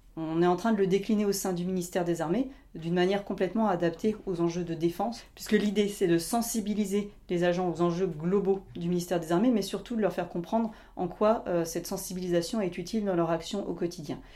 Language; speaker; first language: French; native; French